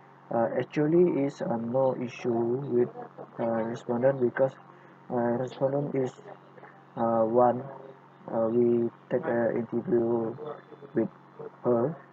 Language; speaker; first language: English; non-native, local second language; Malay